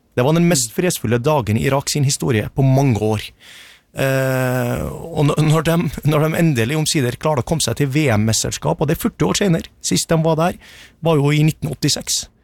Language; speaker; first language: Norwegian; early bilingual, other home language; Arabic